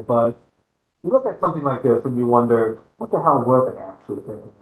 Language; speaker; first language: English; native; English